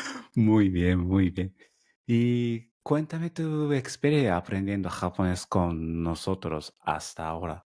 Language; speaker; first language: Spanish; non-native, fluent; Japanese